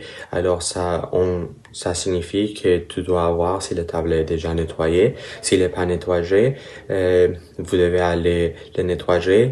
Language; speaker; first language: French; non-native, learner; Spanish